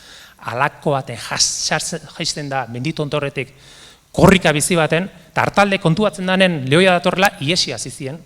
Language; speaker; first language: Basque; native; Basque